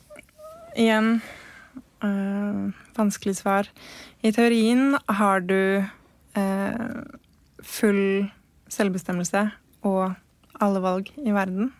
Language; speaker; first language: Norwegian; native; Norwegian